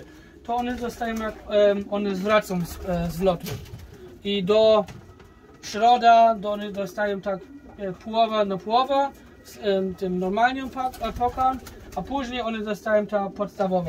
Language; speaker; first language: Polish; early bilingual, heritage; German